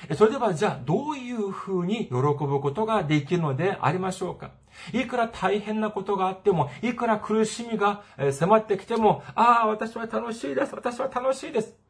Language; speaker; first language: Japanese; non-native, fluent; Korean